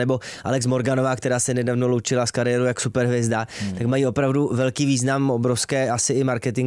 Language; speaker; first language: Czech; native; Czech